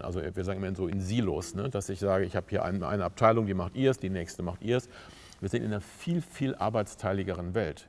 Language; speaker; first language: German; native; German